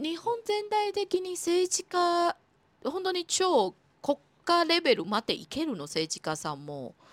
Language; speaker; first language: Japanese; non-native, fluent; Chinese